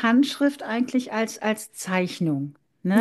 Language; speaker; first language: German; native; German